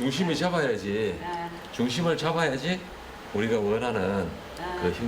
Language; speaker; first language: Korean; native; Korean